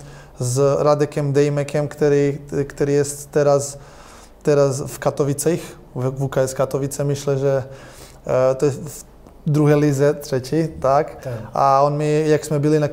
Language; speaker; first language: Polish; non-native, learner; Croatian